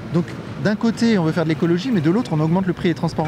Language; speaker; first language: French; native; French